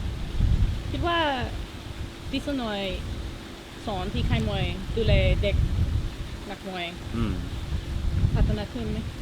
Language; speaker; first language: Thai; non-native, learner; English